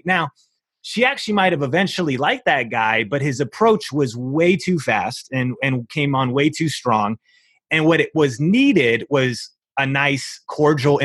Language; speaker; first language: English; native; English